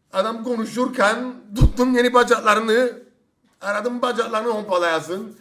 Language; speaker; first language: Turkish; early bilingual, heritage; Turkish